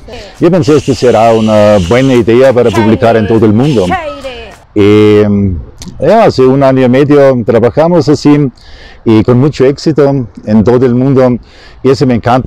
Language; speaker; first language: Spanish; non-native, learner; German